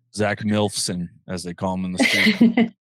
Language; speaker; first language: English; native; English